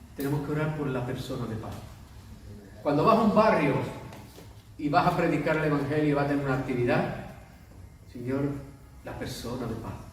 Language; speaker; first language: Spanish; native; Spanish